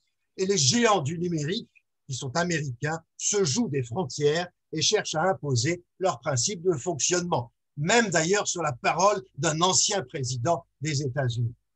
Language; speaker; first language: French; native; French